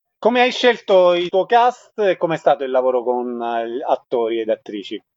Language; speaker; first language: Italian; native; Italian